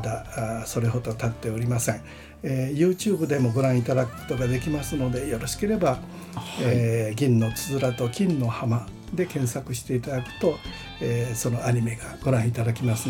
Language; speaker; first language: Japanese; native; Japanese